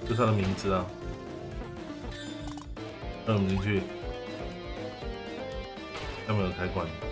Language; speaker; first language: Chinese; native; Chinese